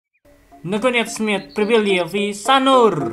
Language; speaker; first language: Russian; non-native, learner; Indonesian